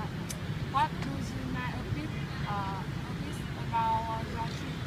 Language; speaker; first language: English; non-native, learner; Vietnamese